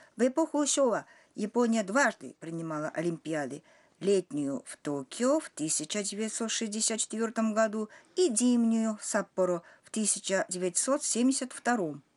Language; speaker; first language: Russian; non-native, fluent; Japanese